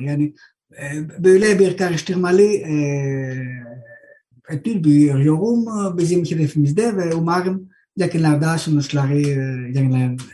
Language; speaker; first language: Turkish; non-native, learner; Greek